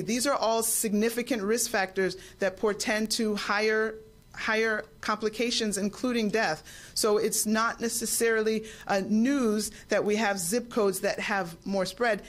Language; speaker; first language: English; native; English